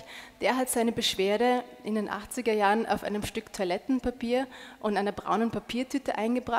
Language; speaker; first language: German; native; German